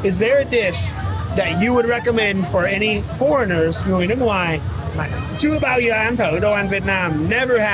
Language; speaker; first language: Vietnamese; non-native, fluent; English